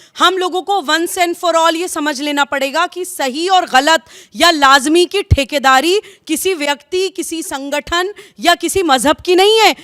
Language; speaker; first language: Hindi; native; Hindi